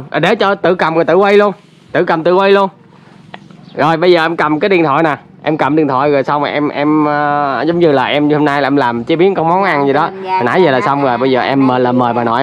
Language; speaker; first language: Vietnamese; native; Vietnamese